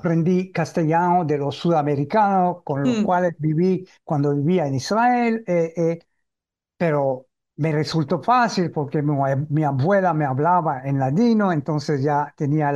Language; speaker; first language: Spanish; early bilingual, heritage; Ladino